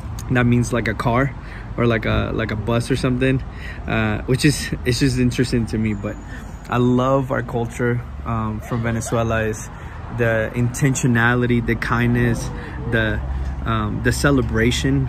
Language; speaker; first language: English; early bilingual, other home language; Spanish